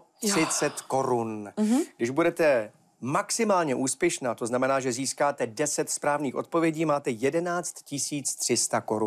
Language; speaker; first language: Czech; native; Czech